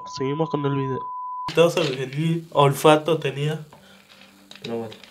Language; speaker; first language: Spanish; native; Spanish